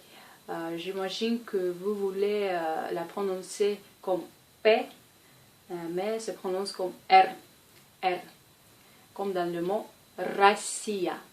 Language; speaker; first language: French; non-native, fluent; Russian